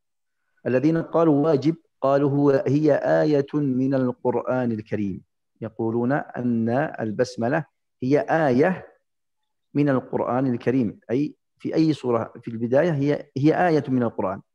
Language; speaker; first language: Arabic; native; Arabic